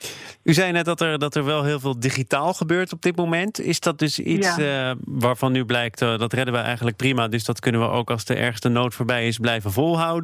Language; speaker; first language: Dutch; native; Dutch